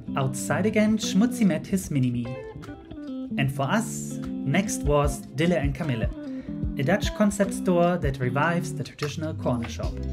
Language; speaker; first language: English; non-native, fluent; Dutch